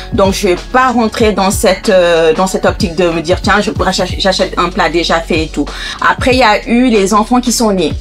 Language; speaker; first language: French; non-native, local second language; Wolof